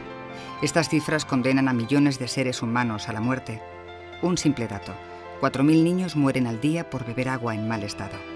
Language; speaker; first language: Spanish; native; Spanish